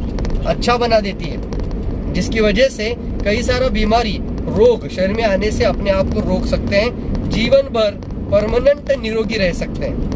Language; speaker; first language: Hindi; non-native, local second language; Marathi